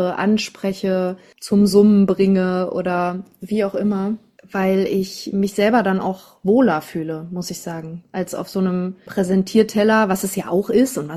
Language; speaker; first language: German; native; German